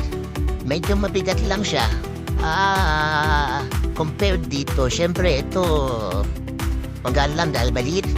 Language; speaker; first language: Filipino; native; Filipino